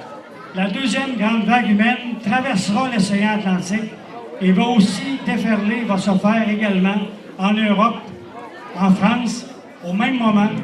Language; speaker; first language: French; native; French